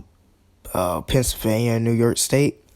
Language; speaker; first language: English; native; English